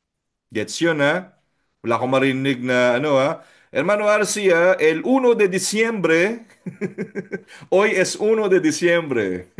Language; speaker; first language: Spanish; non-native, fluent; Filipino